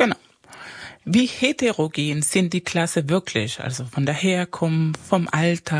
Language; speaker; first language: German; early bilingual, other home language; Spanish